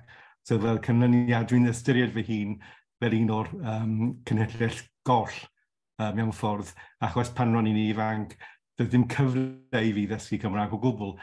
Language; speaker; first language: Welsh; non-native, local second language; English